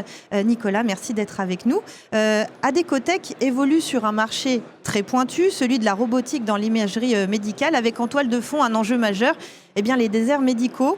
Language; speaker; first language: French; native; French